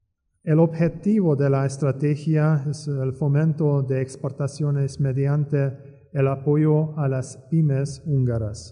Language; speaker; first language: Spanish; non-native, fluent; Hungarian